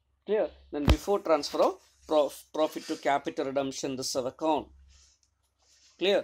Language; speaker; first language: English; non-native, local second language; Malayalam